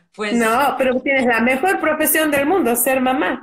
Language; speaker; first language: Spanish; native; Spanish